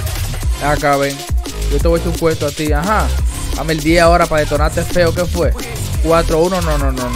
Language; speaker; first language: Spanish; native; Spanish